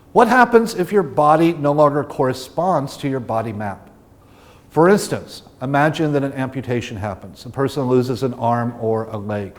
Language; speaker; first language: English; native; English